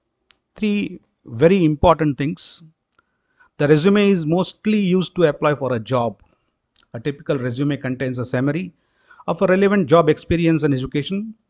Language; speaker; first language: English; non-native, local second language; Marathi